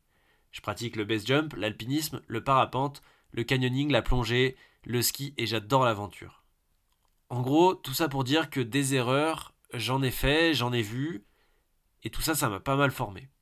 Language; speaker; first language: French; native; French